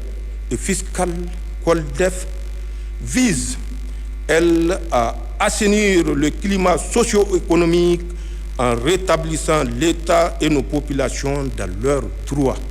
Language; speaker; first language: French; non-native, local second language; Hausa